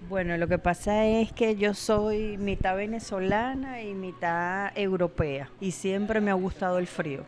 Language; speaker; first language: Spanish; native; Spanish